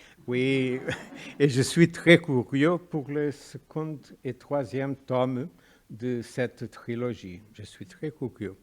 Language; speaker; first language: French; non-native, fluent; Portuguese